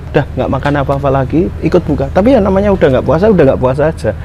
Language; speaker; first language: Indonesian; native; Indonesian